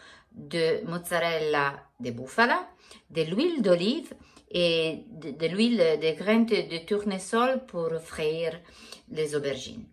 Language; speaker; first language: French; non-native, fluent; Italian